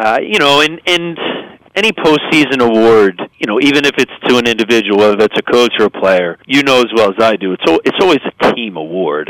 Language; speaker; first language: English; native; English